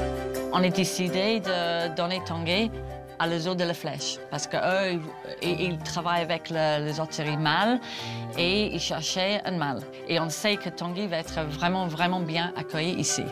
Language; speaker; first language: French; non-native, fluent; English